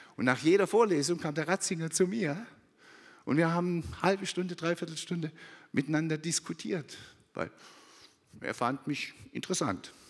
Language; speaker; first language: German; native; German